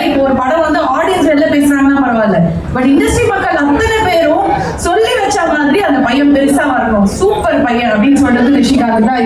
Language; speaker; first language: Tamil; native; Tamil